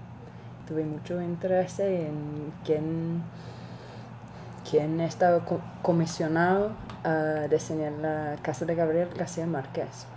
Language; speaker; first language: Spanish; non-native, learner; English